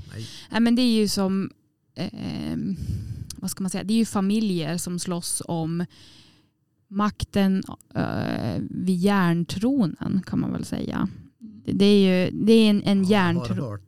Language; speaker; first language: Swedish; native; Swedish